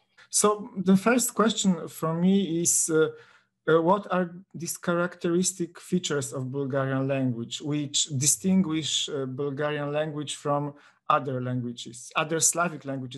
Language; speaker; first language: English; non-native, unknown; Polish